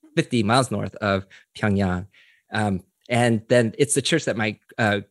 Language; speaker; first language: English; early bilingual, other home language; Korean